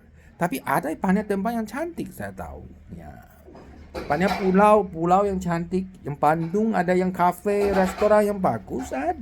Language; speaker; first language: Indonesian; non-native, learner; Chinese